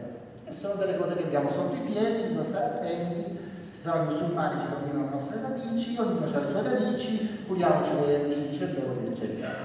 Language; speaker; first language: Italian; native; Italian